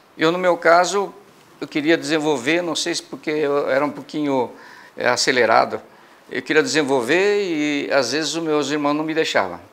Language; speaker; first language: Portuguese; early bilingual, other home language; Japanese